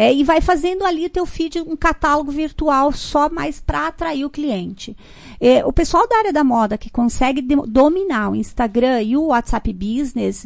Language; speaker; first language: Portuguese; native; Portuguese